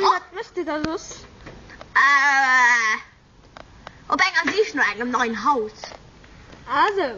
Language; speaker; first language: German; non-native, local second language; Luxembourgish